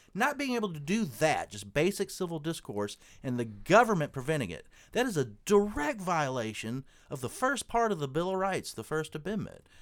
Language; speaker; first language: English; native; English